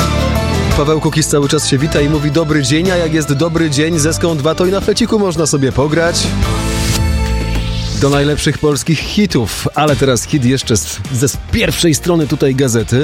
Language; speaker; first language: Polish; native; Polish